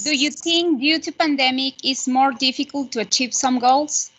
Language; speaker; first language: English; non-native, fluent; Spanish